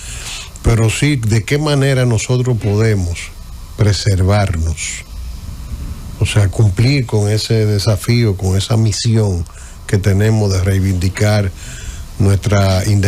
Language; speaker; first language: Spanish; native; Spanish